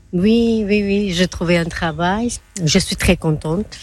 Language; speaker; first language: French; non-native, learner; Georgian